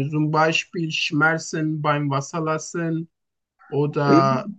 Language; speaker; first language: German; non-native, learner; Turkish